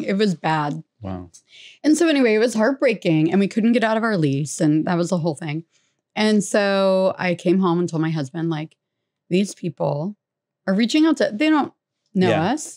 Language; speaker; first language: English; native; English